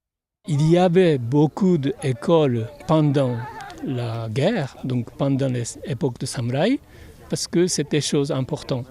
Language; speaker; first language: French; non-native, fluent; Japanese